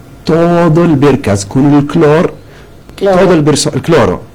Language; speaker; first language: Spanish; non-native, learner; Arabic